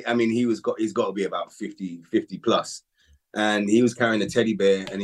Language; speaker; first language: English; native; English